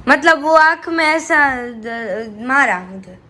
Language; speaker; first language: Hindi; non-native, local second language; Gujarati